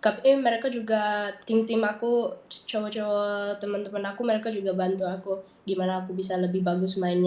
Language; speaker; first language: Indonesian; early bilingual, heritage; Dutch